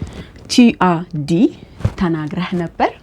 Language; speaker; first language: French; non-native, fluent; Amharic